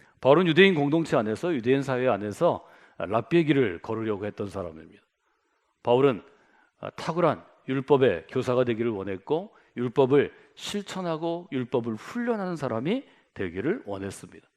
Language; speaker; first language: Korean; native; Korean